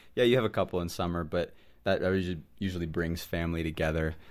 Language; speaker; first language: English; native; English